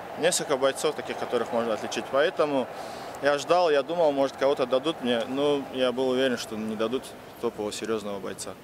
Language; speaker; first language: Russian; non-native, local second language; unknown